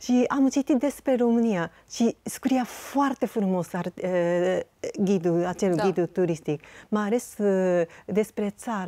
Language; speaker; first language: Romanian; non-native, fluent; Japanese